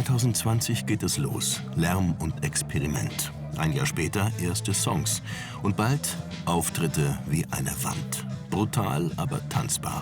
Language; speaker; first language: German; native; German